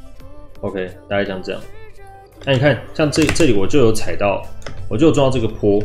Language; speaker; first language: Chinese; native; Chinese